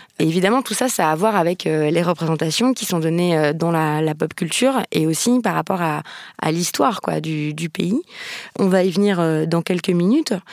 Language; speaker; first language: French; native; French